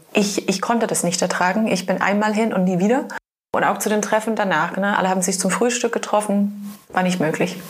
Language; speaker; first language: German; non-native, fluent; English